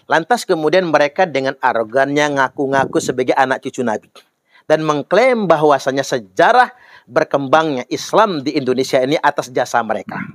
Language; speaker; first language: Indonesian; native; Indonesian